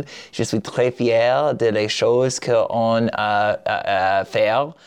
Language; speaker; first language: French; non-native, learner; English